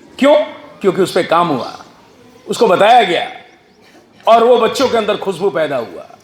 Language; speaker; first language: Hindi; non-native, local second language; Bhojpuri